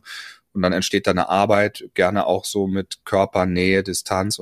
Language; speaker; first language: German; native; German